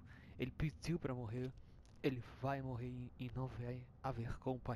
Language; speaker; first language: Portuguese; native; Portuguese